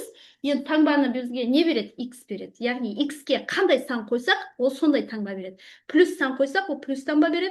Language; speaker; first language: Kazakh; native; Kazakh